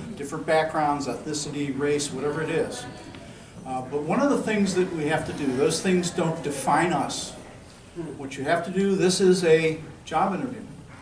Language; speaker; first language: English; native; English